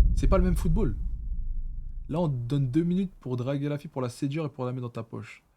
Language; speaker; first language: French; native; French